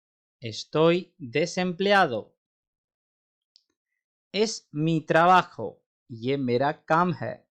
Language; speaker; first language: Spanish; non-native, fluent; Urdu